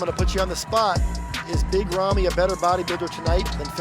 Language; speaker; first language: English; native; English